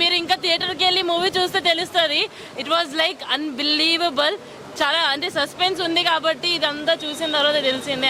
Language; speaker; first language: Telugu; non-native, local second language; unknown